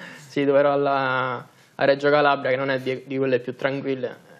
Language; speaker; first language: Italian; native; Italian